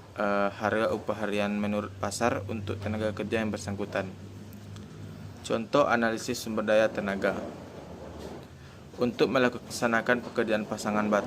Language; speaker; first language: Indonesian; native; Indonesian